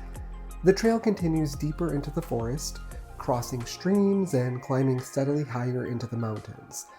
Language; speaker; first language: English; native; English